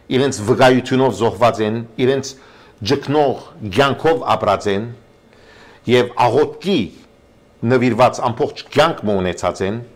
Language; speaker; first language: Armenian; early bilingual, heritage; Armenian